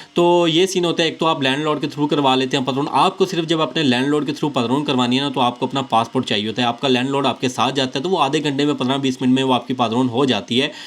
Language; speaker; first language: Urdu; non-native, local second language; Punjabi